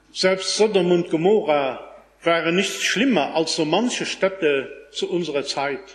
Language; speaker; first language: German; non-native, local second language; Luxembourgish